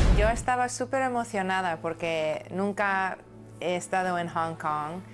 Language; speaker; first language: Spanish; non-native, fluent; English